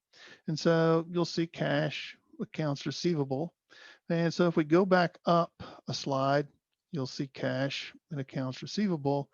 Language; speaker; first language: English; native; English